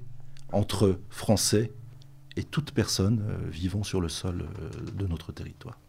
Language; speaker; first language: French; native; French